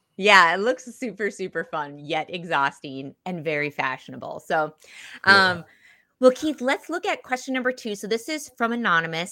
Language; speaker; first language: English; native; English